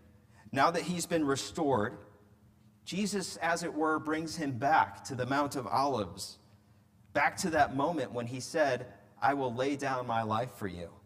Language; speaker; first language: English; native; English